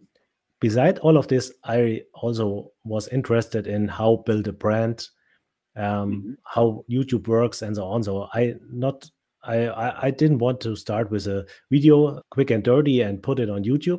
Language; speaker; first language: English; non-native, fluent; German